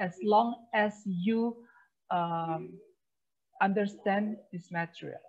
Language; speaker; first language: English; non-native, fluent; Indonesian